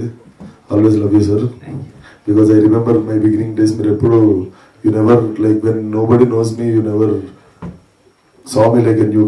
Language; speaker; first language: Telugu; native; Telugu